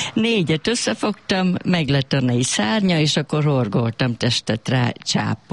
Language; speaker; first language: Hungarian; native; Hungarian